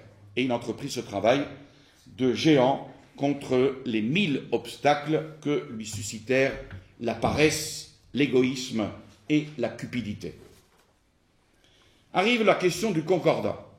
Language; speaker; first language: French; native; French